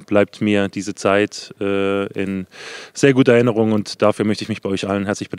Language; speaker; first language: German; native; German